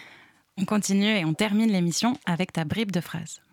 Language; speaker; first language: French; native; French